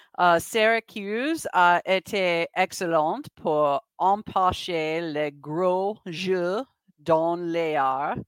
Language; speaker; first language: French; non-native, learner; English